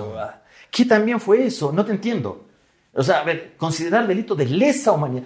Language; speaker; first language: Spanish; native; Spanish